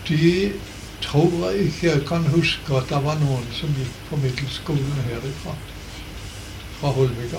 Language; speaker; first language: Norwegian; native; Norwegian